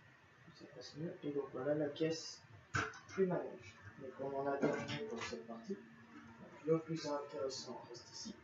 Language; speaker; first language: French; native; French